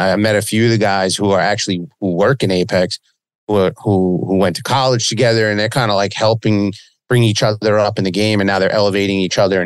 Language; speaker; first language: English; native; English